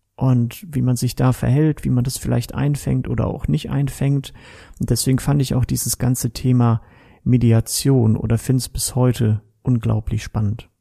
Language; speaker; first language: German; native; German